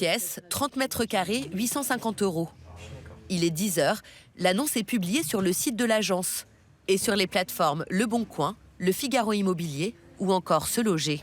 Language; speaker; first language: French; native; French